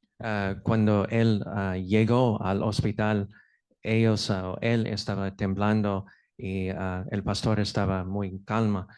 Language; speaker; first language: Spanish; non-native, fluent; English